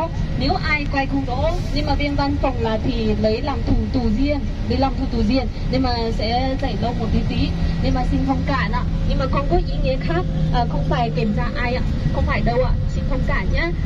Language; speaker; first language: Vietnamese; non-native, fluent; Chinese